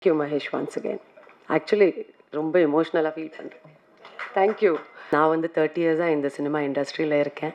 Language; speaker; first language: Tamil; non-native, fluent; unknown